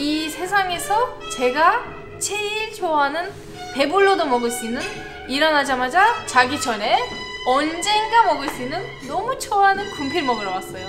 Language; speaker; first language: Korean; non-native, fluent; Turkish